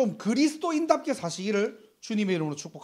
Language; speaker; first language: Korean; native; Korean